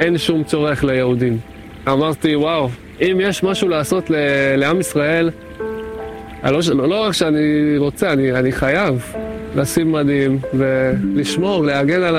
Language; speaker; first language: Hebrew; non-native, fluent; Hungarian